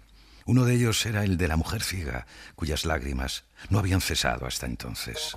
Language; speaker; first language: Spanish; native; Spanish